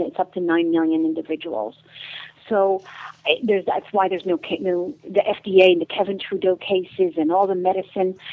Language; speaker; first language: English; native; English